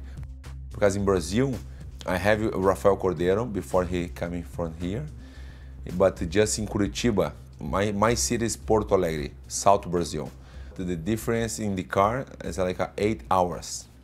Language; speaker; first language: English; non-native, learner; Portuguese